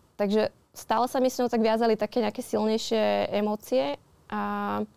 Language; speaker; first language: Slovak; native; Slovak